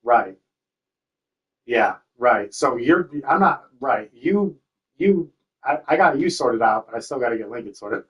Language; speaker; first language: English; native; English